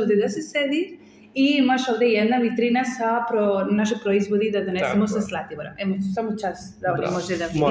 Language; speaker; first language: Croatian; non-native, learner; Spanish